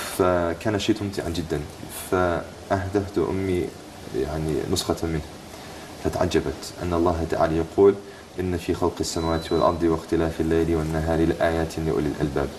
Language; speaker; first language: Arabic; non-native, fluent; English